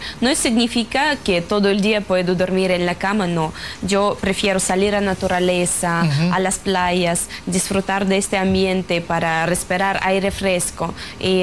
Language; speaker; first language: Spanish; non-native, fluent; Russian